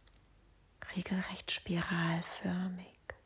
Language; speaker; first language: German; native; German